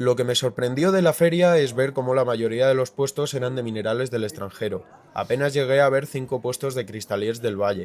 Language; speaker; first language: Spanish; native; Spanish